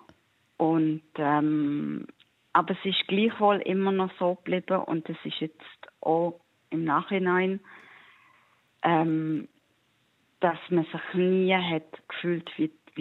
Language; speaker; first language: German; native; German